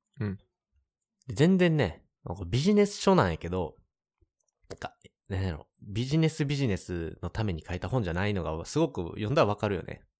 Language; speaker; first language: Japanese; native; Japanese